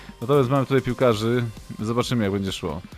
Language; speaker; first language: Polish; native; Polish